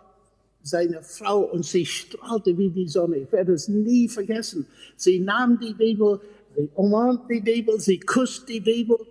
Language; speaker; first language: German; non-native, fluent; English